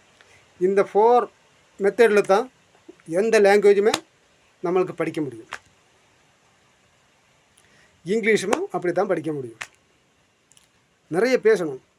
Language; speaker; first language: Tamil; non-native, local second language; Malayalam